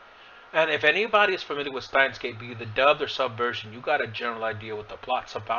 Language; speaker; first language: English; native; English